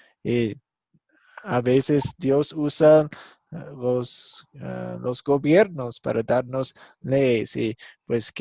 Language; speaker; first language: Spanish; non-native, fluent; English